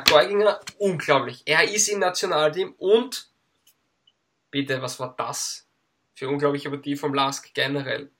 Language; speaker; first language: German; native; German